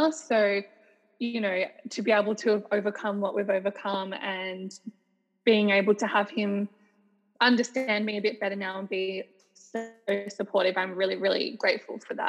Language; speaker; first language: English; native; English